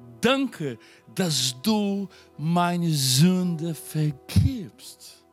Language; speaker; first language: German; non-native, fluent; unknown